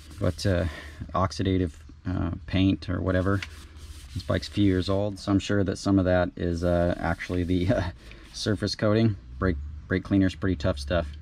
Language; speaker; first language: English; native; English